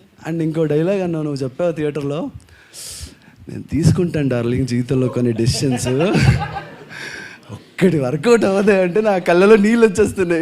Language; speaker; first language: Telugu; native; Telugu